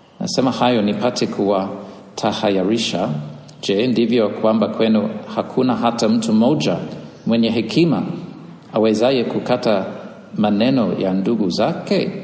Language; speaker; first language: Swahili; non-native, fluent; English